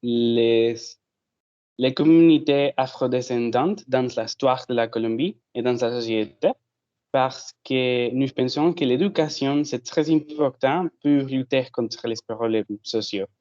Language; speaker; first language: French; non-native, learner; Spanish